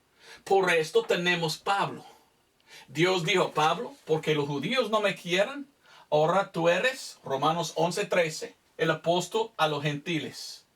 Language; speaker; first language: Spanish; non-native, fluent; English